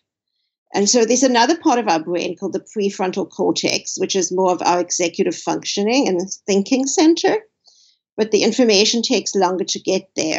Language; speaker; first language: English; native; English